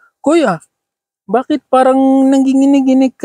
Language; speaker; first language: Filipino; non-native, learner; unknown